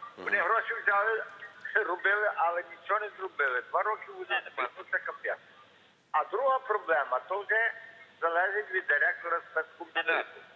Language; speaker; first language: Ukrainian; native; Ukrainian